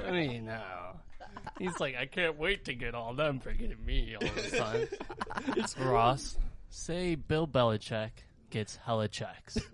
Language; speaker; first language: English; native; English